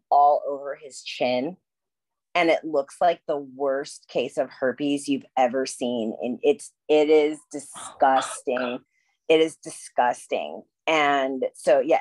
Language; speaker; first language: English; native; English